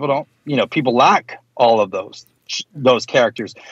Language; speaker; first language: English; native; English